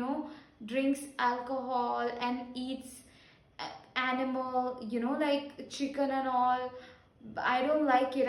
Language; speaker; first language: English; non-native, local second language; Hindi